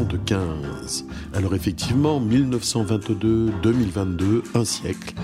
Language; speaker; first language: French; native; French